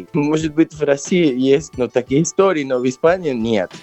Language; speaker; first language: Russian; non-native, fluent; Spanish